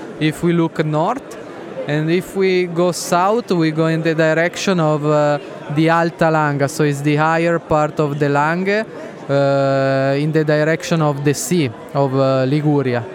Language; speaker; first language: English; non-native, fluent; Italian